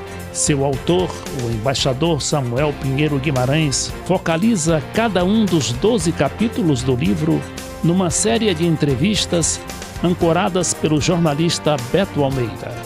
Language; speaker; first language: Portuguese; native; Portuguese